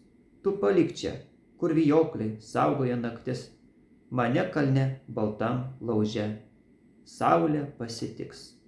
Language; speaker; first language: Lithuanian; native; Lithuanian